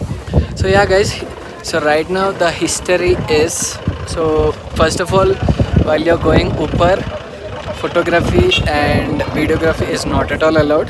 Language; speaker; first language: English; non-native, local second language; Telugu